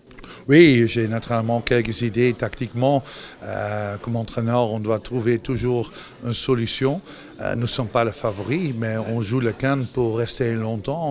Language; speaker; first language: French; non-native, local second language; Dutch